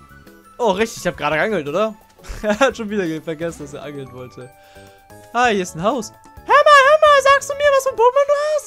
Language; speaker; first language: German; native; German